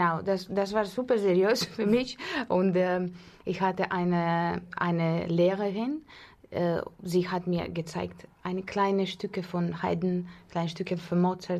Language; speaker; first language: German; non-native, learner; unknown